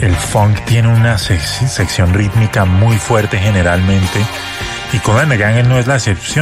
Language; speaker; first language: Spanish; native; Spanish